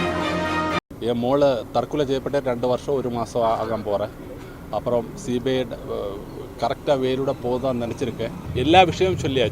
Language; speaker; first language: Tamil; non-native, learner; Malayalam